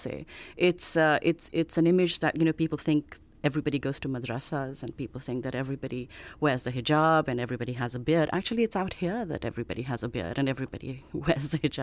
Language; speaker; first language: English; non-native, local second language; Urdu